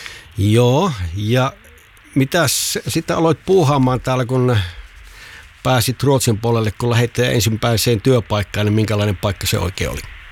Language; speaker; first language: Finnish; native; Finnish